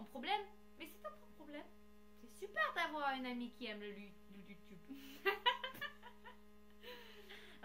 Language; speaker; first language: French; non-native, learner; English